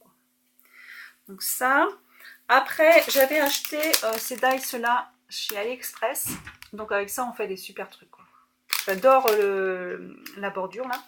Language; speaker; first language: French; native; French